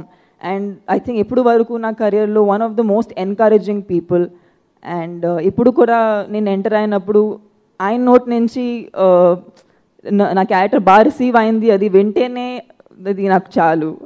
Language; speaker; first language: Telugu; non-native, fluent; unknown